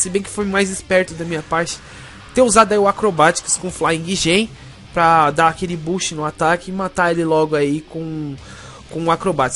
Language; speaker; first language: Portuguese; native; Portuguese